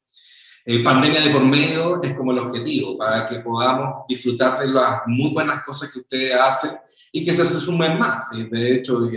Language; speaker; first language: Spanish; native; Spanish